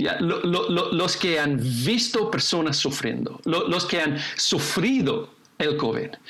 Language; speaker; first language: Spanish; non-native, fluent; English